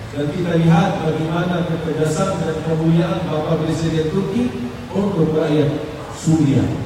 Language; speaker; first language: Indonesian; non-native, fluent; Arabic